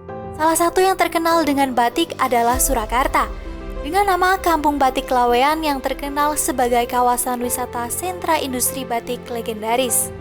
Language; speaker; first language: Indonesian; native; Indonesian